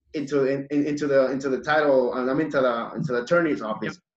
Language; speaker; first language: English; early bilingual, other home language; Spanish